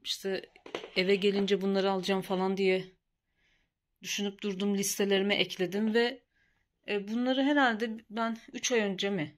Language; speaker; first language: Turkish; native; Turkish